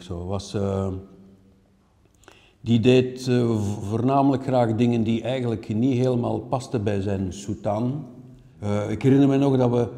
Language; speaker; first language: Dutch; native; Dutch